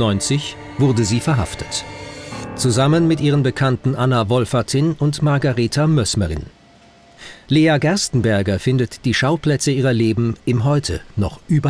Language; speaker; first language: German; native; German